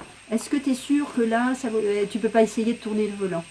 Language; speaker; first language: French; native; French